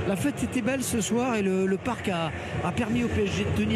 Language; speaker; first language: French; native; French